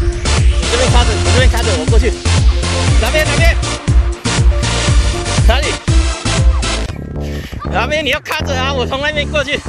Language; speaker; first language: Chinese; native; Chinese